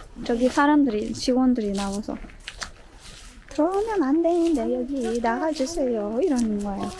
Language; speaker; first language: Korean; non-native, fluent; Turkmen